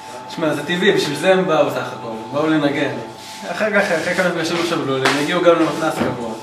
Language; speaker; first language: Hebrew; native; Hebrew